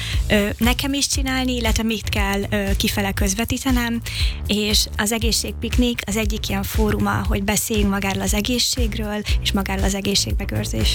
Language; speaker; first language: Hungarian; native; Hungarian